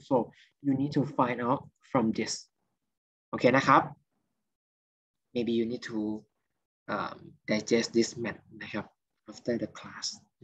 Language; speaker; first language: English; non-native, fluent; Thai